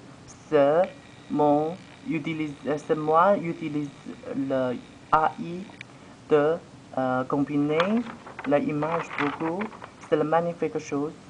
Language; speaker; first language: French; non-native, learner; Chinese